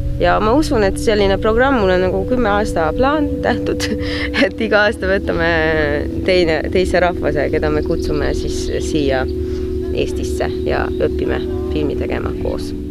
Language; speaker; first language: Estonian; non-native, fluent; Hungarian